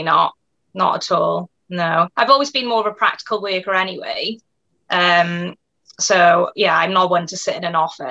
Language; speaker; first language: English; native; English